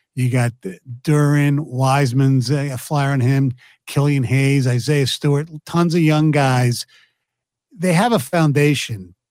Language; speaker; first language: English; native; English